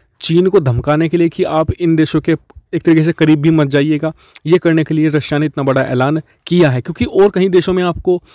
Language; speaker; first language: Hindi; native; Hindi